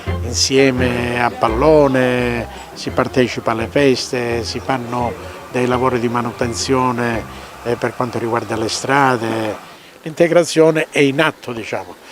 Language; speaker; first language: Italian; native; Italian